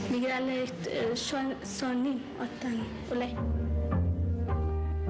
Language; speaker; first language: Hebrew; early bilingual, other home language; Amharic